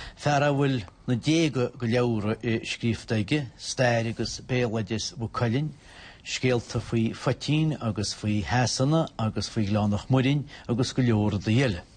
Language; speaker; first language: Irish; native; Irish